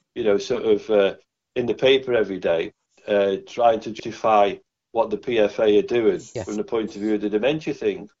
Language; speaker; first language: English; native; English